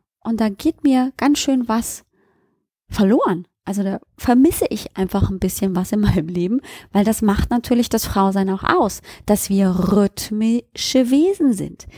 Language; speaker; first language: German; native; German